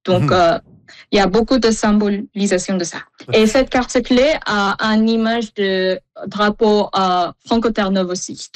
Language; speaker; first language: French; non-native, fluent; Filipino